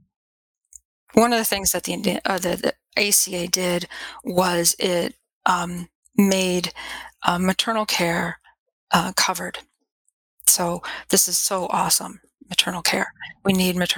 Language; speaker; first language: English; native; English